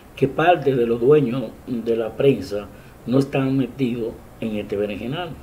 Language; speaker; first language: Spanish; native; Spanish